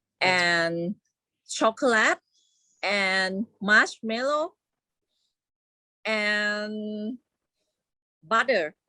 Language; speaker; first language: English; non-native, learner; Thai